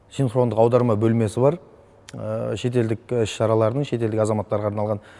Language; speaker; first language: Kazakh; native; Kazakh